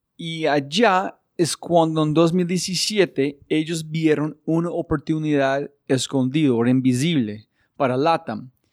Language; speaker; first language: Spanish; non-native, fluent; English